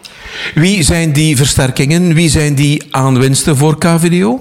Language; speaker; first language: Dutch; native; Dutch